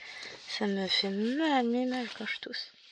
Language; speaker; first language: French; native; French